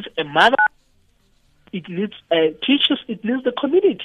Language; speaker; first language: English; non-native, local second language; Tswana